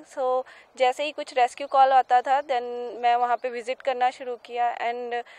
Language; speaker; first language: Hindi; native; Hindi